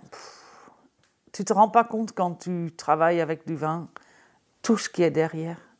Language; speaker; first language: French; non-native, fluent; Dutch